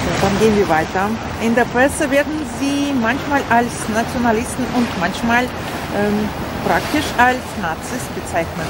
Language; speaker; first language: German; non-native, learner; Russian